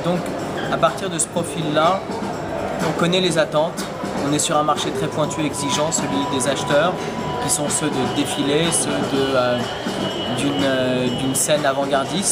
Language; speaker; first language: French; native; French